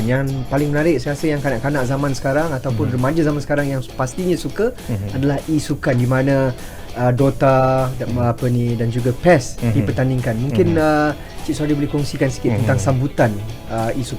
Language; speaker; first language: Malay; native; Malay